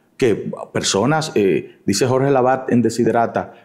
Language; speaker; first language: Spanish; native; Spanish